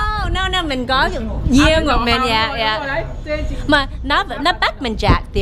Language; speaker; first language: Vietnamese; early bilingual, heritage; English